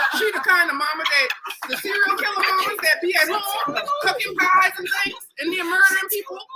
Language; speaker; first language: English; native; English